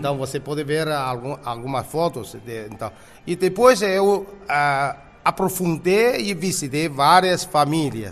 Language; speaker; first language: Portuguese; non-native, fluent; Chinese